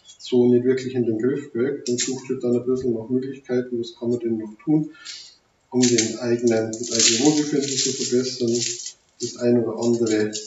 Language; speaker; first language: German; native; German